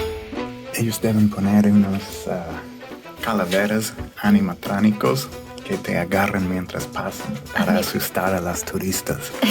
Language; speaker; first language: Spanish; non-native, fluent; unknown